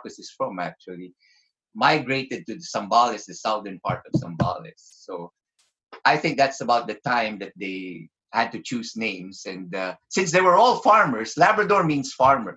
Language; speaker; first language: English; non-native, local second language; Filipino